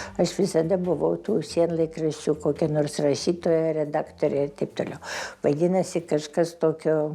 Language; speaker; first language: Lithuanian; non-native, local second language; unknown